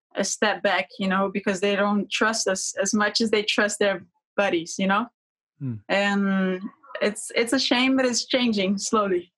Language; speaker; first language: English; non-native, fluent; Portuguese